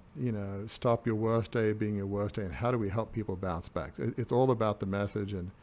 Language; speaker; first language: English; native; English